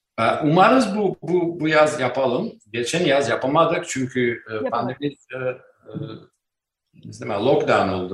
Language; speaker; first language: Turkish; non-native, learner; Albanian